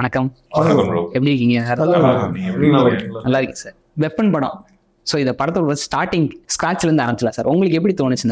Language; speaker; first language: Tamil; native; Tamil